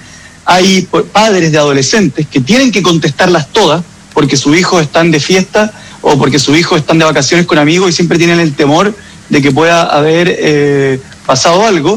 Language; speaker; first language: Spanish; native; Spanish